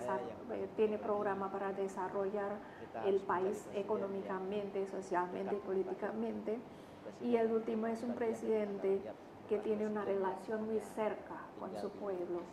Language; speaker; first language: Spanish; non-native, fluent; Indonesian